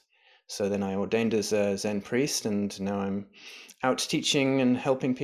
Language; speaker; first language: English; native; English